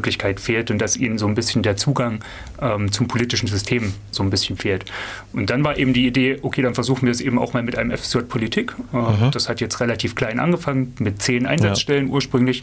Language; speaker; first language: German; native; German